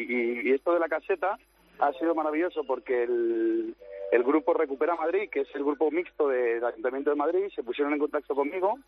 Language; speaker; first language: Spanish; native; Spanish